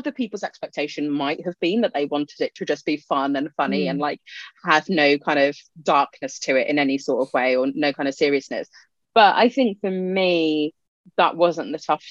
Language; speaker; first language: English; non-native, local second language; Punjabi